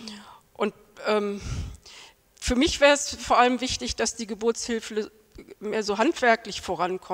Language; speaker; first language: German; native; German